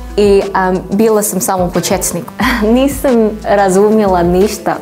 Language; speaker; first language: Serbian; non-native, learner; English